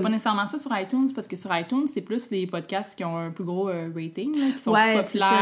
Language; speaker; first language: French; native; French